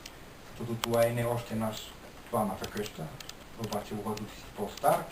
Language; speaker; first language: Bulgarian; non-native, learner; Finnish